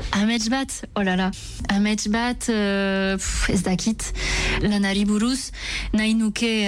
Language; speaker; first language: Basque; non-native, local second language; French